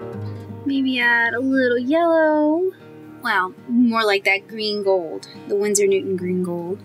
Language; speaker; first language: English; native; English